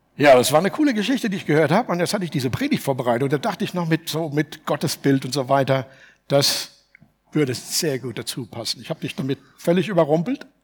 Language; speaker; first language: German; native; German